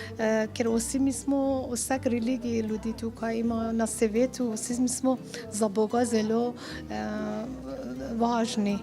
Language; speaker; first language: Slovenian; non-native, learner; Persian